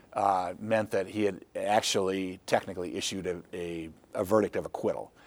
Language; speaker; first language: English; native; English